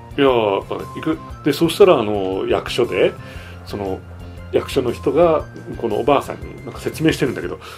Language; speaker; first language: Japanese; native; Japanese